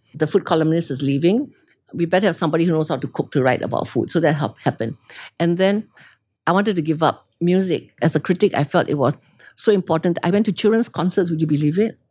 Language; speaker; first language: English; native; English